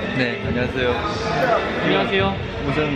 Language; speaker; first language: Korean; non-native, learner; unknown